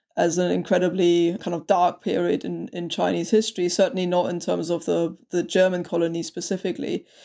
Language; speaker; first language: English; non-native, fluent; German